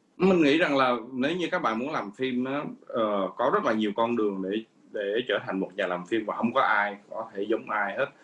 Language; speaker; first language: Vietnamese; native; Vietnamese